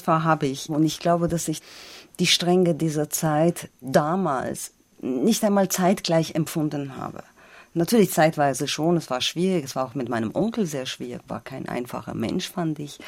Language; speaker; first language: German; non-native, fluent; Persian